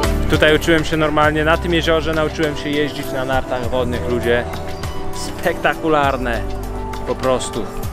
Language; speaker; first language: Polish; early bilingual, heritage; Polish